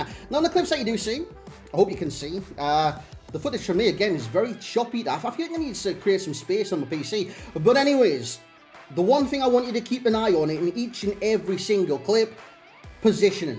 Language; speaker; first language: English; native; English